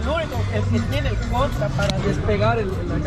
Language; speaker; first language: Spanish; native; Spanish